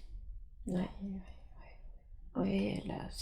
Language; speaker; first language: French; native; French